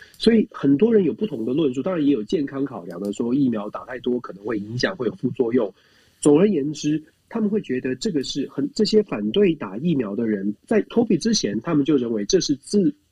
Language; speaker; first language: Chinese; native; Chinese